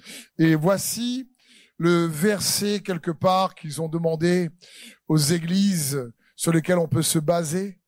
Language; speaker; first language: French; native; French